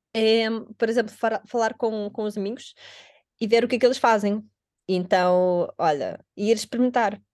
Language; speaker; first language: Portuguese; non-native, fluent; Russian